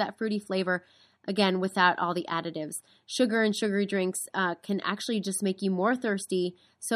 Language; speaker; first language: English; native; English